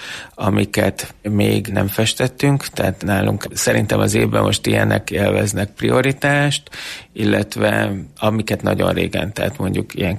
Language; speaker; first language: Hungarian; native; Hungarian